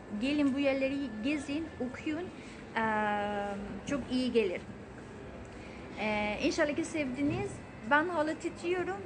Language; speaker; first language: Turkish; non-native, fluent; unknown